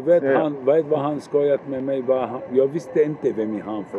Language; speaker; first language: Swedish; non-native, learner; Arabic